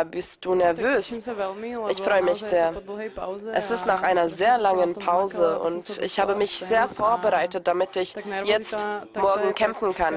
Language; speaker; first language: German; non-native, fluent; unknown